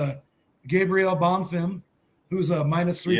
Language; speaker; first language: English; native; English